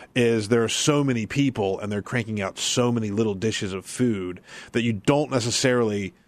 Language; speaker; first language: English; native; English